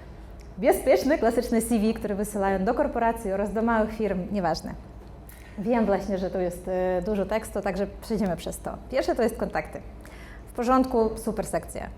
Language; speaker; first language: Polish; non-native, fluent; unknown